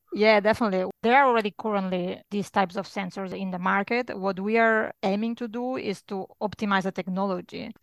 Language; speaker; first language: English; non-native, fluent; Catalan